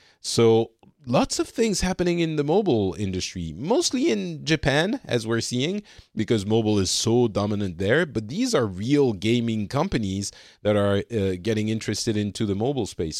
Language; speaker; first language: English; non-native, fluent; French